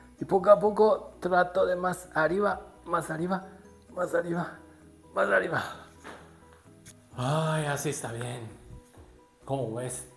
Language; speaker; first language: Spanish; non-native, learner; Japanese